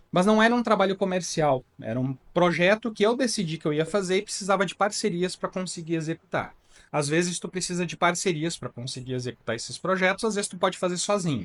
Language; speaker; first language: Portuguese; native; Portuguese